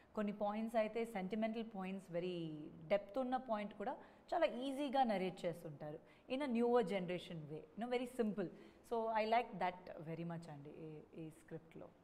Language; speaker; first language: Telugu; non-native, local second language; Tamil